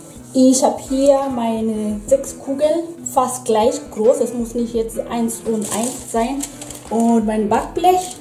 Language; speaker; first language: German; non-native, fluent; Swahili